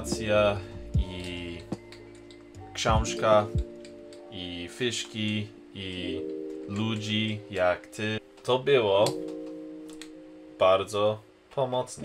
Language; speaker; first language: Polish; non-native, learner; English